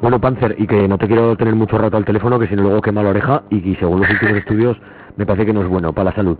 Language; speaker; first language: Spanish; native; Spanish